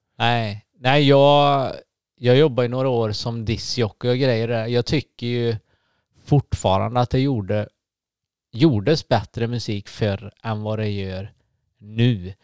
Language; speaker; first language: Swedish; native; Swedish